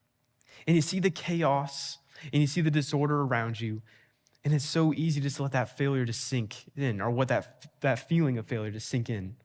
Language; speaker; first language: English; native; English